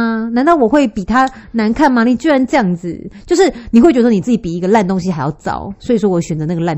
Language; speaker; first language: Chinese; native; Chinese